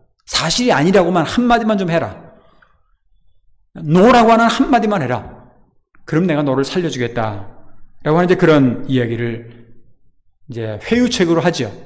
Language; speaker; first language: Korean; native; Korean